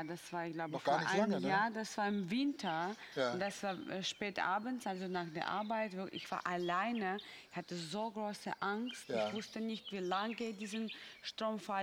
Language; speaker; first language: German; non-native, fluent; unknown